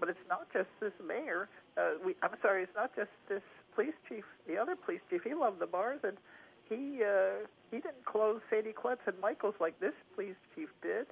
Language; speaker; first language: English; native; English